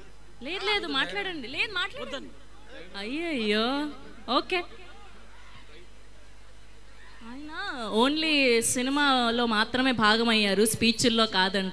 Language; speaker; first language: Telugu; native; Telugu